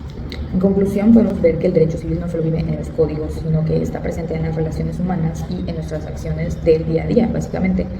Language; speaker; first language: Spanish; native; Spanish